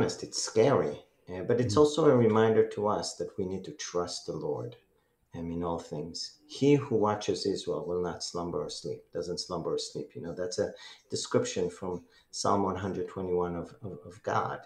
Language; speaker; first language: English; non-native, fluent; Hebrew